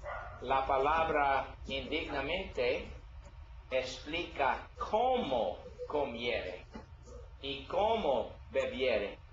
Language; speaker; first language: Spanish; non-native, learner; English